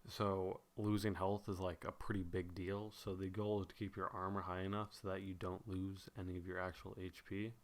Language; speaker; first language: English; native; English